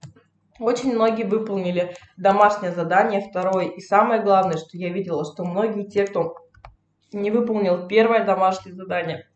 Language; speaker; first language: Russian; native; Russian